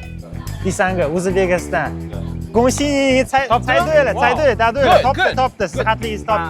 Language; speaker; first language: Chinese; non-native, learner; Uzbek